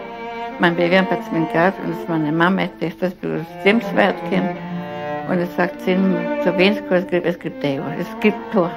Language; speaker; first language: Latvian; non-native, local second language; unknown